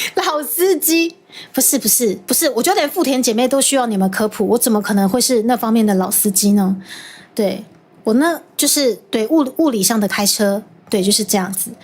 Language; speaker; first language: Chinese; native; Chinese